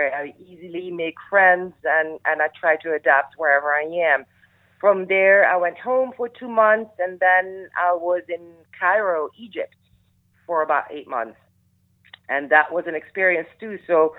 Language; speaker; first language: English; non-native, fluent; Dutch